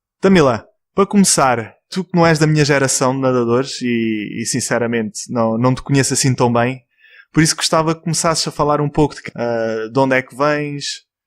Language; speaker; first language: Portuguese; native; Portuguese